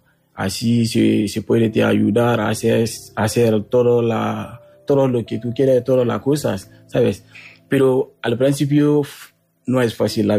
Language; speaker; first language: Spanish; non-native, learner; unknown